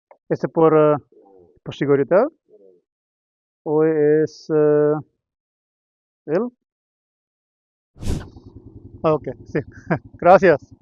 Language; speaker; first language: Spanish; non-native, learner; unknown